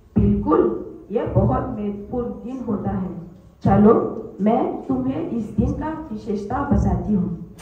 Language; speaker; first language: Hindi; non-native, learner; Malagasy